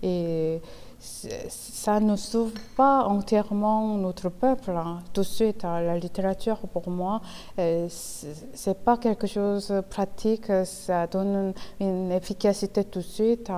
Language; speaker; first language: French; non-native, fluent; Korean